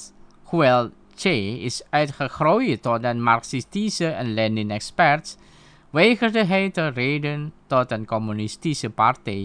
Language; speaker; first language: Dutch; non-native, fluent; Indonesian